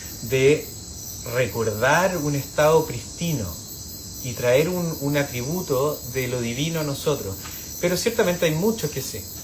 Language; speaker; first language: Spanish; native; Spanish